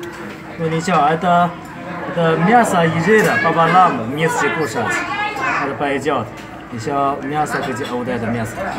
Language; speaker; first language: Russian; non-native, learner; Chinese